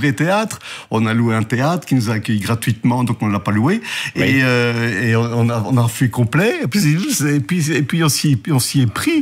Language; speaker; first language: French; native; French